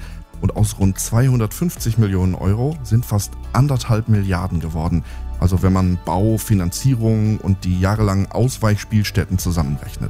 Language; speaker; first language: German; native; German